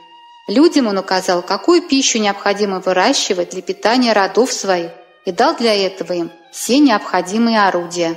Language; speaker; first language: Russian; native; Russian